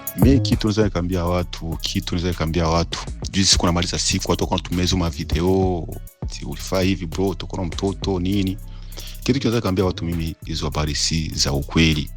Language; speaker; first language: Swahili; non-native, local second language; Rundi